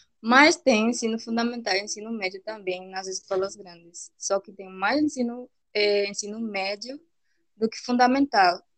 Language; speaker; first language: Portuguese; non-native, fluent; Spanish